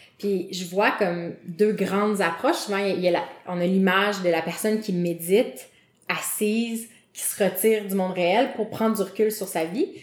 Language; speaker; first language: French; native; French